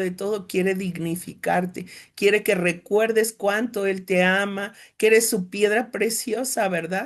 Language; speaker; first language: Spanish; native; Spanish